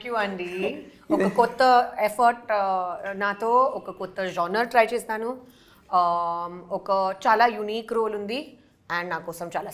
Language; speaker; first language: Telugu; non-native, local second language; Hindi